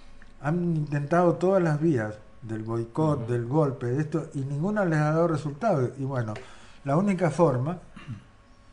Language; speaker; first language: Spanish; native; Spanish